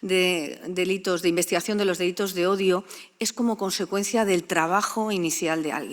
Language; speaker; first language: Spanish; native; Spanish